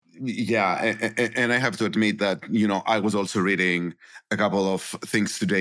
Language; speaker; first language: English; non-native, fluent; Greek